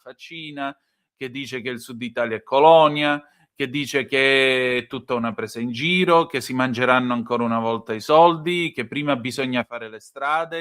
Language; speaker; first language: Italian; native; Italian